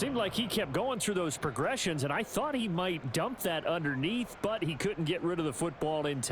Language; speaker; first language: English; native; English